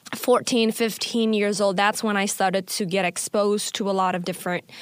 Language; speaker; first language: English; non-native, fluent; Indonesian